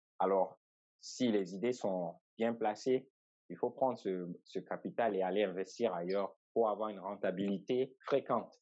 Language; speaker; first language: French; non-native, local second language; Bambara